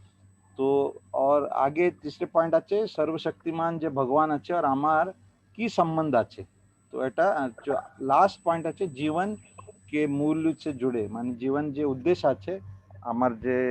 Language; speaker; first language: Bangla; non-native, learner; Hindi